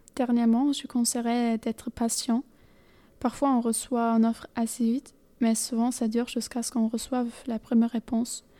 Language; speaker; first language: French; non-native, fluent; German